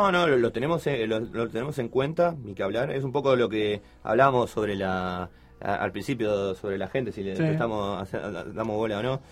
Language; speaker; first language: Spanish; native; Spanish